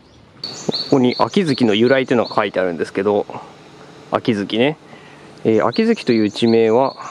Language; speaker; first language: Japanese; native; Japanese